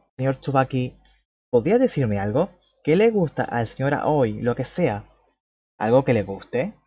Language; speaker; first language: Spanish; native; Spanish